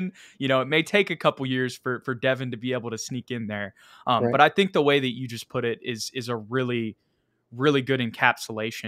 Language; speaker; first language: English; native; English